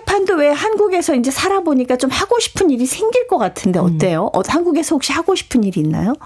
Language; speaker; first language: Korean; native; Korean